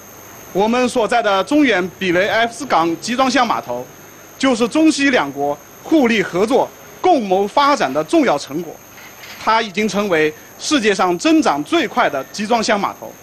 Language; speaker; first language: Chinese; native; Chinese